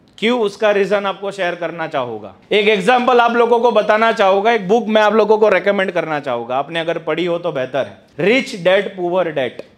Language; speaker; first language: Hindi; non-native, local second language; Gujarati